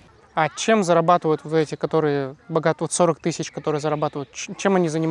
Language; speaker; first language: Russian; native; Russian